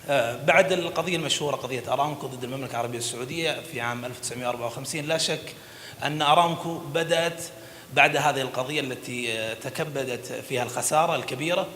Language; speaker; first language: Arabic; native; Arabic